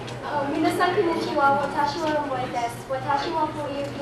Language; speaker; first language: Japanese; non-native, learner; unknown